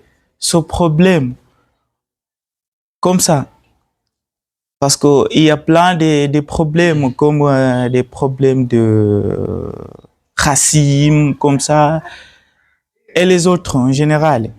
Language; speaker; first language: French; non-native, learner; Swahili